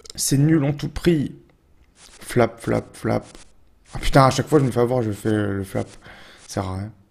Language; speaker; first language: French; native; French